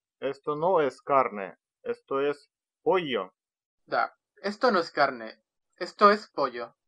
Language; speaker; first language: Spanish; non-native, fluent; Russian